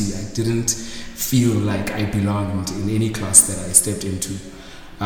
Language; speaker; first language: English; non-native, local second language; Xhosa